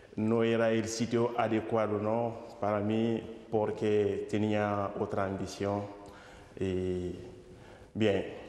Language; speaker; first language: Spanish; non-native, fluent; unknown